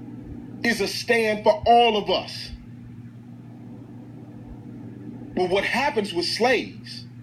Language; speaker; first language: English; native; English